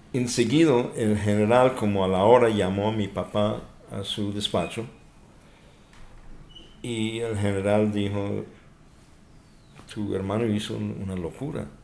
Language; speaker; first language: Spanish; non-native, fluent; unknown